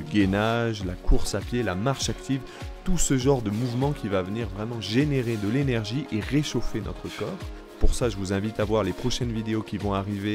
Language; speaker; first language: French; native; French